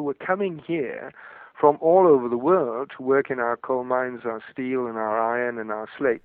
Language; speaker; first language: English; non-native, local second language; Welsh